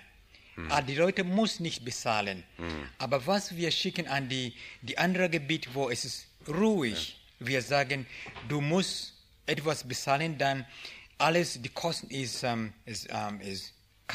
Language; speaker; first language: German; non-native, learner; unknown